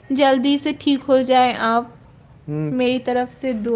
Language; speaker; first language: Hindi; non-native, learner; Bangla